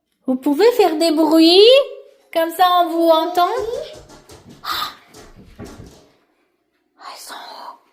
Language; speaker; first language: French; non-native, learner; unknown